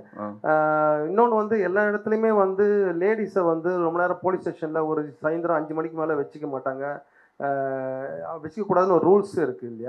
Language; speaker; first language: Tamil; native; Tamil